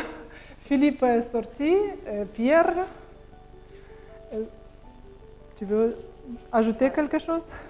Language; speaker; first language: French; non-native, learner; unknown